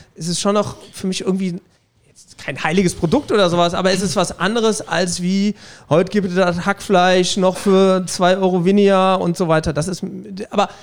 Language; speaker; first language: German; native; German